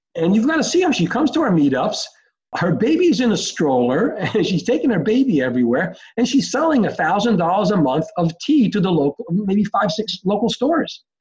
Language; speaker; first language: English; early bilingual, other home language; Hebrew